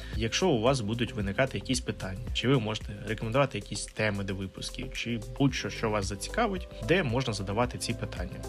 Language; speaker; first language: Ukrainian; non-native, local second language; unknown